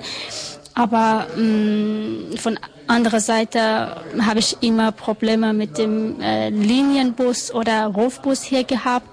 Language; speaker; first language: German; non-native, learner; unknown